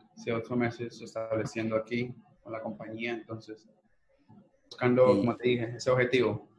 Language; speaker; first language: Spanish; native; Spanish